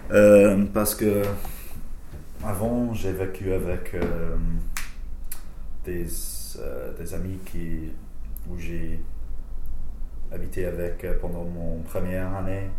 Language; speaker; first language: French; non-native, fluent; English